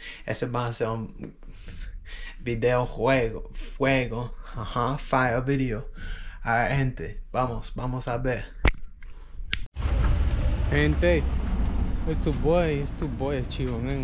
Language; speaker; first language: Spanish; non-native, learner; English